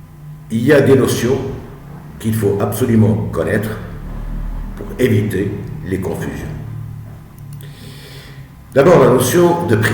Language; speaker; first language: French; non-native, local second language; Arabic